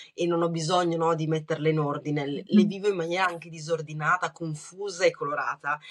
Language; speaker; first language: Italian; early bilingual, other home language; Kinyarwanda